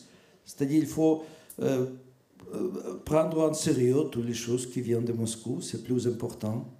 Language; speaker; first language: French; non-native, fluent; Russian